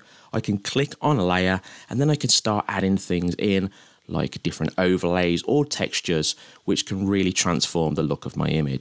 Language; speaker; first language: English; native; English